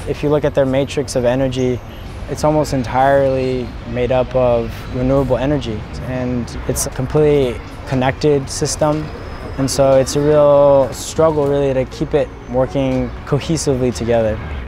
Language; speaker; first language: English; early bilingual, other home language; Spanish